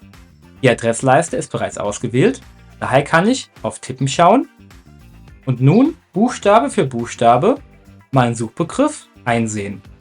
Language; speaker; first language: German; native; German